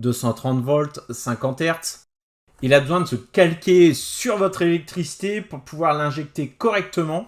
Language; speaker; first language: French; native; French